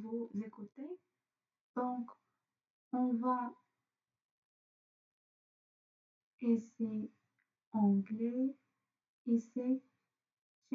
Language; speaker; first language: French; non-native, fluent; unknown